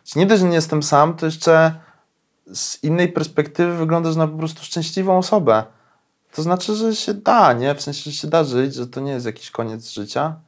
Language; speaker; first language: Polish; native; Polish